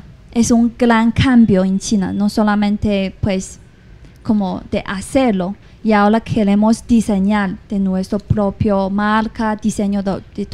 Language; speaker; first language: Spanish; non-native, fluent; Chinese